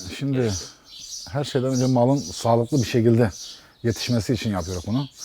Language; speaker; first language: Turkish; native; Turkish